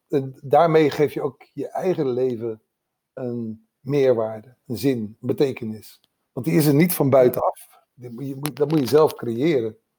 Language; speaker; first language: Dutch; native; Dutch